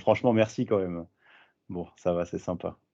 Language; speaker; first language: French; native; French